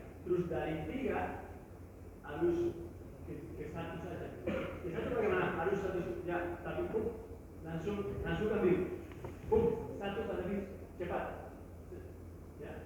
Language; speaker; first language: Indonesian; non-native, learner; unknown